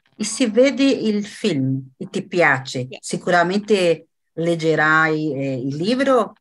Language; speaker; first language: Italian; non-native, fluent; Portuguese